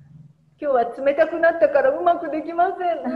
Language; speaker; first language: Japanese; non-native, fluent; Indonesian